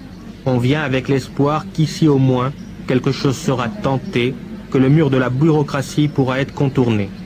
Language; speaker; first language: French; native; French